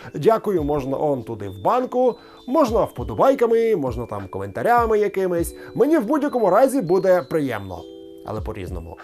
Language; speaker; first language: Ukrainian; native; Ukrainian